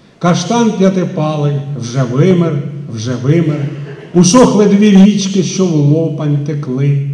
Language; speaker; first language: Ukrainian; native; Ukrainian